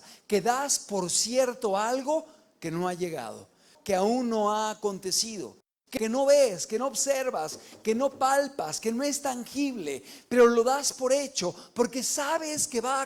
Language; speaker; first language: Spanish; native; Spanish